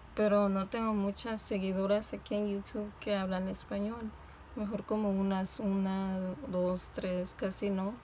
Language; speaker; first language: Spanish; early bilingual, heritage; Spanish